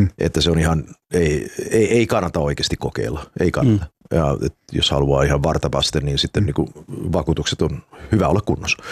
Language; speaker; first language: Finnish; early bilingual, heritage; Finnish